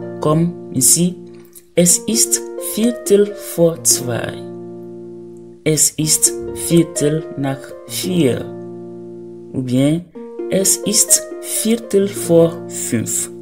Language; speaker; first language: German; non-native, fluent; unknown